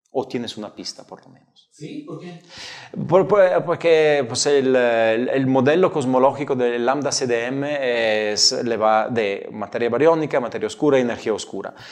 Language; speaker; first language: Spanish; non-native, fluent; Italian